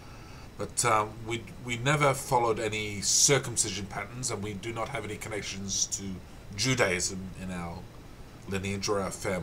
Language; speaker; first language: English; native; English